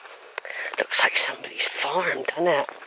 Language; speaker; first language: English; native; English